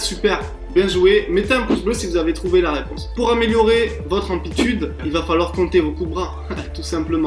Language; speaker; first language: French; native; French